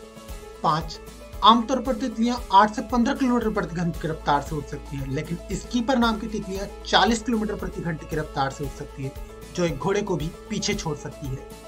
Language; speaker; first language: Hindi; native; Hindi